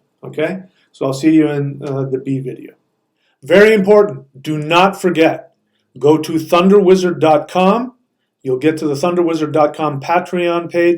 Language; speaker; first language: English; native; English